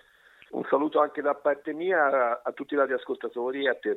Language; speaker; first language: Italian; native; Italian